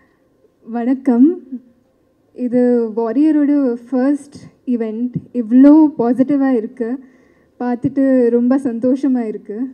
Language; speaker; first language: Tamil; non-native, learner; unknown